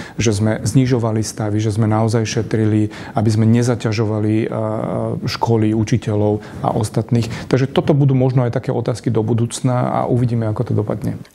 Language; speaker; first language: Slovak; native; Slovak